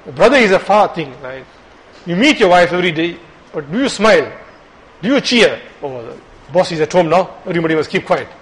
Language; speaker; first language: English; native; English